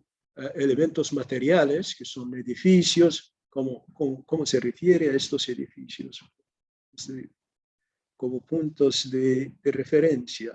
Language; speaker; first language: Spanish; non-native, fluent; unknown